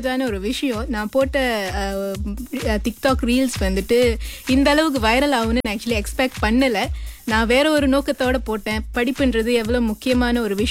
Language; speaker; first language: Tamil; early bilingual, heritage; Tamil